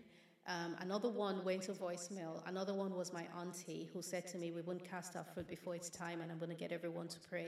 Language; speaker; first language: English; non-native, local second language; Yoruba